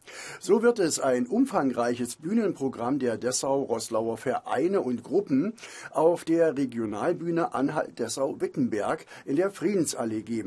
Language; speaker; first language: German; native; German